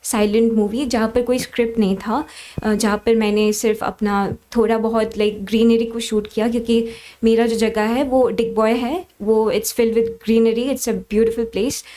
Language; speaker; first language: Hindi; non-native, local second language; Assamese